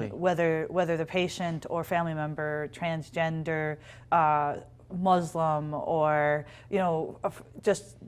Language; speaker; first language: English; native; English